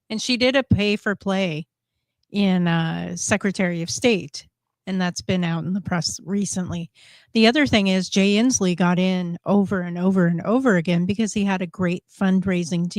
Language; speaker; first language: English; native; English